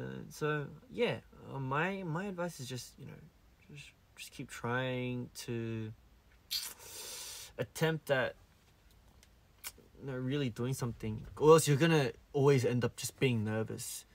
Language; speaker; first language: English; early bilingual, other home language; Korean